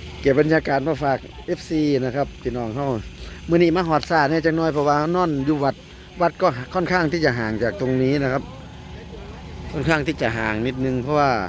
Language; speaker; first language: Thai; non-native, local second language; Northeastern Thai